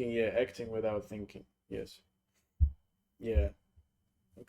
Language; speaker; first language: English; non-native, fluent; Russian